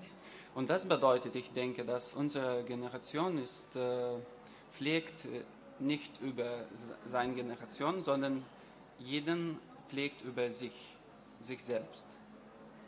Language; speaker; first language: German; non-native, learner; Lithuanian